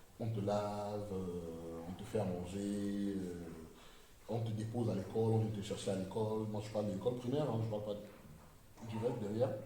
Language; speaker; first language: French; non-native, local second language; Basaa